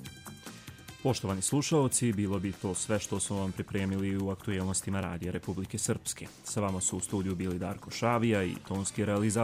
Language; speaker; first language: Croatian; native; Croatian